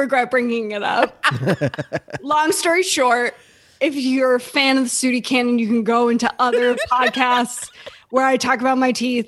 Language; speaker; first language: English; native; English